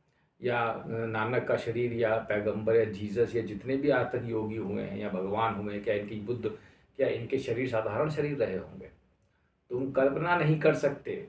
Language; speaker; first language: Hindi; native; Hindi